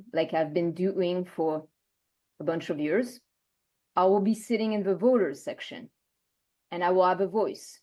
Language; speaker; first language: English; non-native, fluent; French